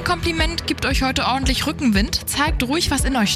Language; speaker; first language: German; native; German